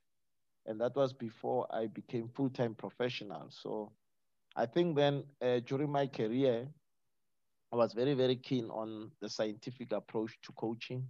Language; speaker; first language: English; non-native, local second language; Northern Sotho